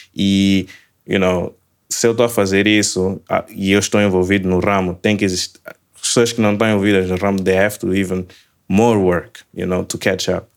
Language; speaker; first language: Portuguese; native; Portuguese